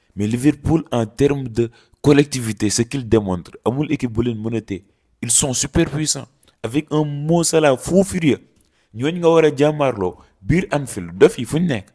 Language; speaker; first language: French; non-native, local second language; Wolof